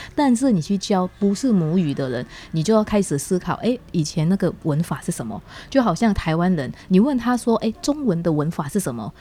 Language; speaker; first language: Chinese; native; Chinese